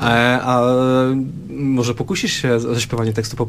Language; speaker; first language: Polish; native; Polish